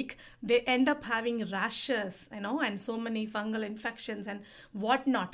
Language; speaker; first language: English; non-native, local second language; Tamil